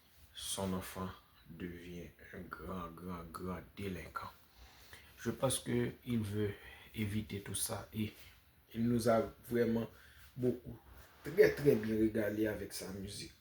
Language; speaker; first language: French; non-native, local second language; Haitian Creole